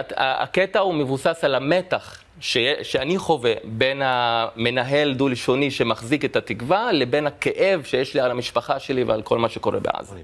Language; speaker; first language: Hebrew; non-native, local second language; Arabic